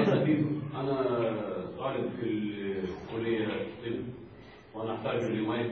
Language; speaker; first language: Arabic; non-native, learner; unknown